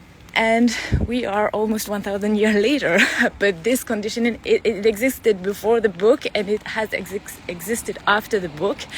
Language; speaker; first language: English; non-native, fluent; French